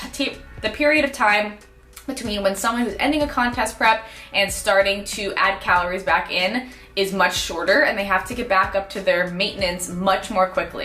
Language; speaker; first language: English; native; English